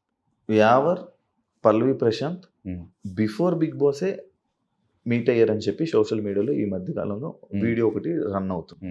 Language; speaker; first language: Telugu; native; Telugu